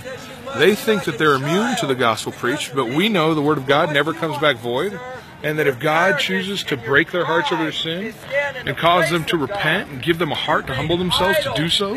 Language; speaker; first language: English; native; English